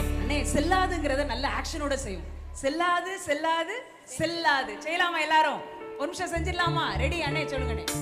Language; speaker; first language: Tamil; native; Tamil